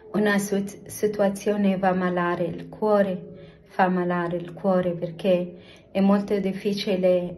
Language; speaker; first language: Italian; non-native, learner; Arabic